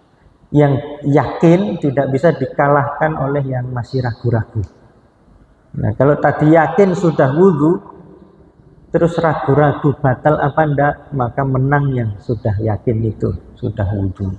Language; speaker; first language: Indonesian; non-native, local second language; Javanese